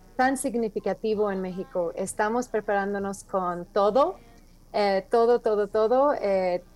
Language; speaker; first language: Spanish; non-native, fluent; English